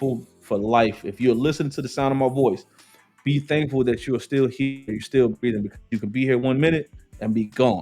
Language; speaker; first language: English; native; English